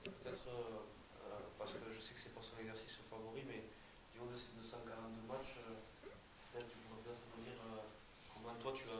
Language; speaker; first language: French; native; French